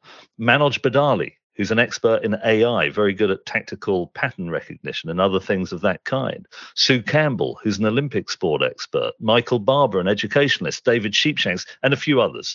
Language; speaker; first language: English; native; English